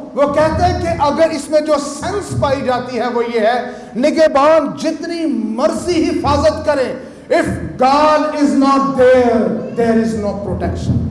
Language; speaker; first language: Urdu; native; Urdu